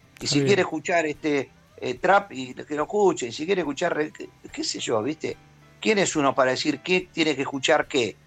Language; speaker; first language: Spanish; native; Spanish